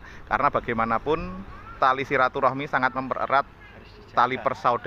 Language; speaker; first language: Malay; non-native, local second language; Javanese